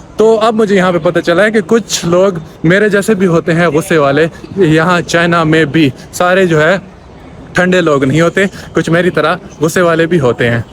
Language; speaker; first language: Urdu; non-native, local second language; Punjabi